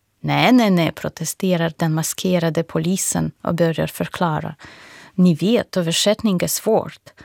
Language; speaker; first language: Swedish; non-native, fluent; Russian